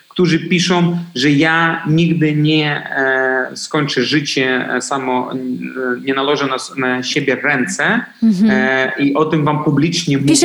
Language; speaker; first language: Polish; non-native, fluent; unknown